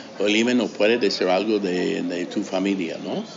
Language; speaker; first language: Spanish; non-native, fluent; English